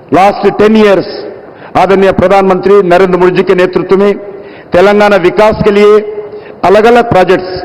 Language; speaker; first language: Hindi; non-native, local second language; Telugu